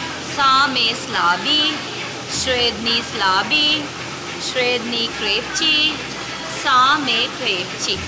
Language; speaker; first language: Russian; non-native, learner; Sinhala